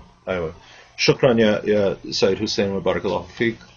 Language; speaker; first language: Arabic; non-native, fluent; English